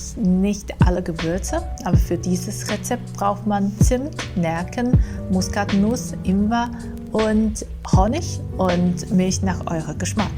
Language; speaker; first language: German; non-native, fluent; Chinese